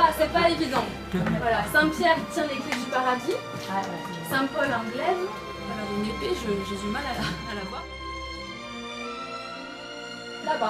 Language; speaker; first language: French; native; French